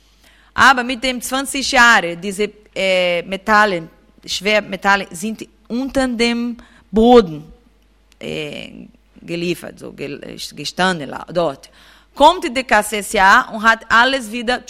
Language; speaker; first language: German; non-native, fluent; Portuguese